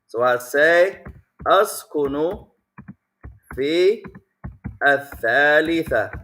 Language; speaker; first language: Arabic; non-native, fluent; English